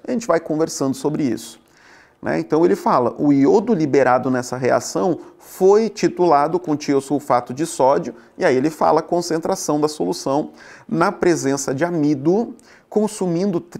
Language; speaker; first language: Portuguese; native; Portuguese